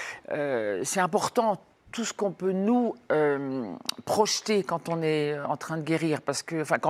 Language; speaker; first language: French; native; French